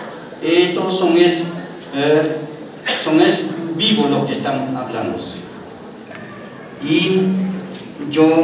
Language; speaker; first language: Spanish; non-native, local second language; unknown